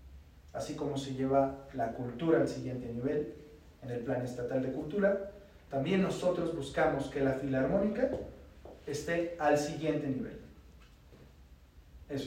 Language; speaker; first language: Spanish; native; Spanish